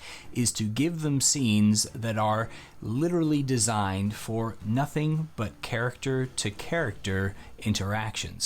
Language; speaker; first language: English; native; English